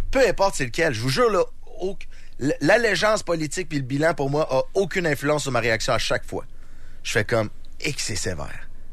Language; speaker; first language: French; native; French